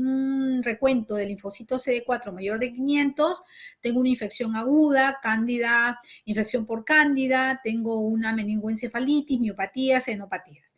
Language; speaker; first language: Spanish; native; Spanish